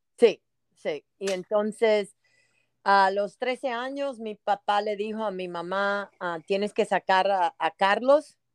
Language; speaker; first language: Spanish; native; Spanish